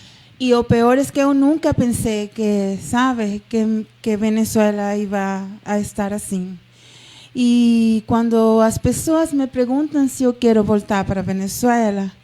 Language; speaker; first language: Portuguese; non-native, fluent; Spanish